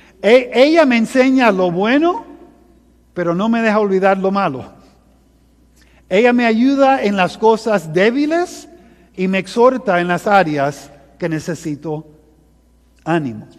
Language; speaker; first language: Spanish; early bilingual, heritage; Spanish